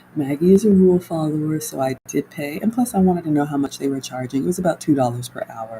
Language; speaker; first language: English; native; English